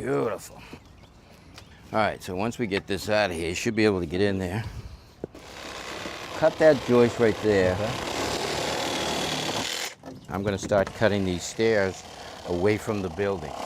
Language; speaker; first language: English; native; English